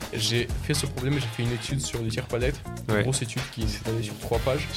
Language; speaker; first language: French; early bilingual, other home language; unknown